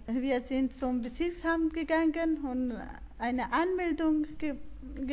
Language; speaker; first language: German; non-native, learner; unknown